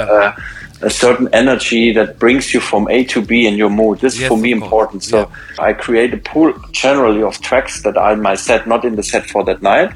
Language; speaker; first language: English; non-native, fluent; German